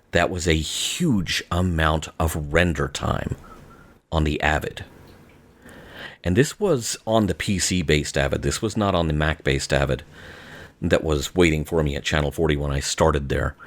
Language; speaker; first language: English; native; English